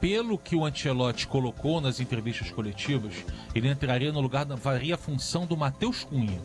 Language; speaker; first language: Portuguese; native; Portuguese